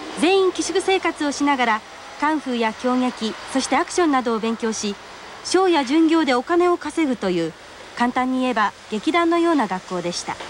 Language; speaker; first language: Japanese; native; Japanese